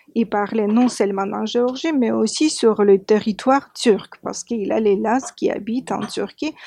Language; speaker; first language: French; non-native, fluent; Georgian